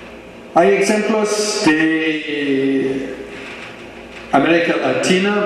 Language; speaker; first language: Spanish; non-native, fluent; English